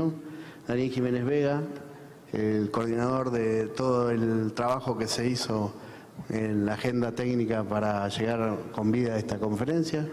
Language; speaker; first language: Spanish; native; Spanish